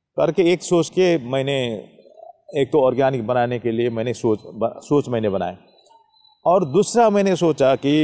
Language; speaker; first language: Hindi; non-native, local second language; Nepali